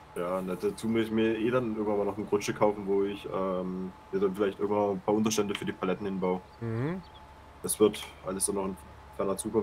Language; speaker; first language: German; native; German